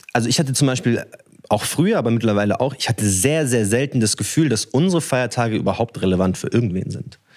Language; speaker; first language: German; early bilingual, other home language; Arabic